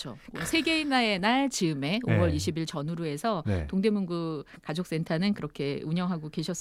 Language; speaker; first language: Korean; native; Korean